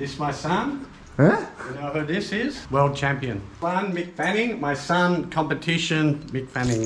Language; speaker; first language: English; non-native, learner; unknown